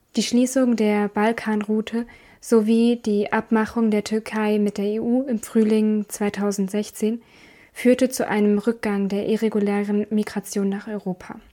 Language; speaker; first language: German; native; German